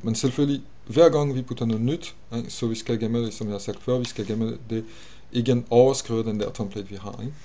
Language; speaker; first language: Danish; non-native, fluent; French